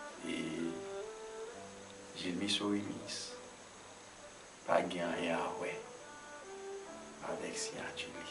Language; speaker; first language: French; non-native, local second language; Haitian Creole